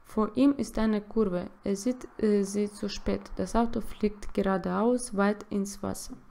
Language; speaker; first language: German; non-native, learner; Russian